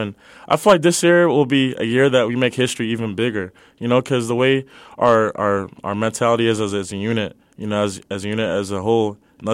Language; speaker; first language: English; native; English